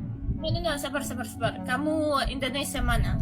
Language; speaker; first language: Indonesian; non-native, learner; Russian